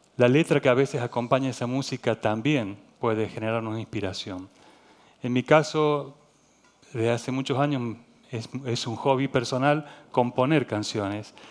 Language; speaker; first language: Spanish; native; Spanish